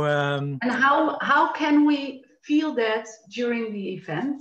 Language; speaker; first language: English; non-native, fluent; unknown